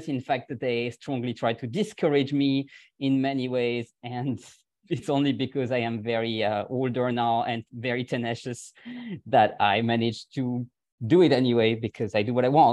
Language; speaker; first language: English; non-native, fluent; French